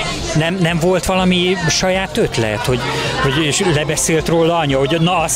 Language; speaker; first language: Hungarian; native; Hungarian